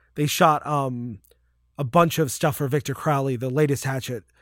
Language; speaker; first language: English; native; English